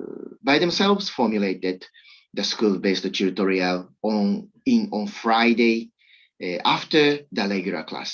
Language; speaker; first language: English; non-native, learner; Japanese